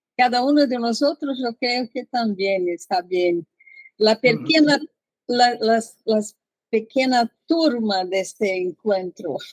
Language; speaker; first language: Spanish; non-native, learner; Portuguese